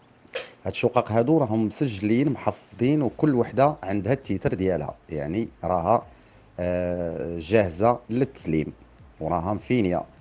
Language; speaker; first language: Arabic; native; Arabic